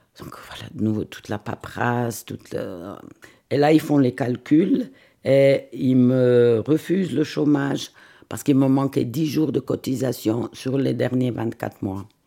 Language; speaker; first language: French; non-native, fluent; Swiss German